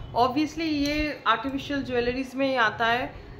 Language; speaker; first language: Hindi; non-native, local second language; Bangla